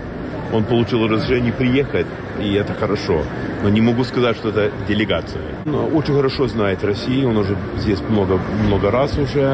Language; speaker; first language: Russian; non-native, learner; English